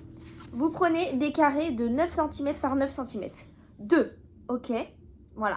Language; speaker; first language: French; native; French